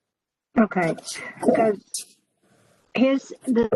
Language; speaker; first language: English; native; English